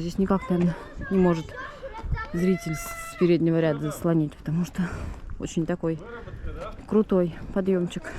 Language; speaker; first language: Russian; native; Russian